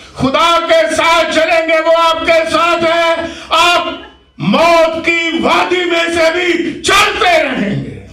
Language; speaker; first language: Urdu; non-native, local second language; Punjabi